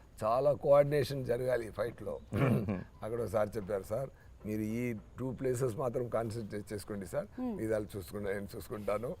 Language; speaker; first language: Telugu; non-native, fluent; Tamil